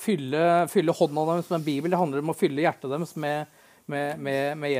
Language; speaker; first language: Norwegian; native; Norwegian